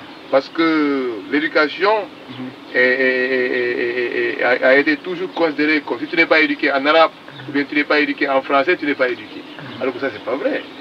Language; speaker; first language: French; non-native, local second language; Wolof